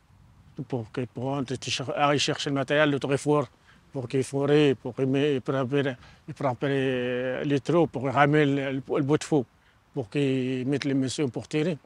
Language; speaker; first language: French; non-native, learner; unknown